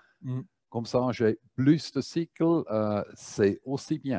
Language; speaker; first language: French; non-native, fluent; German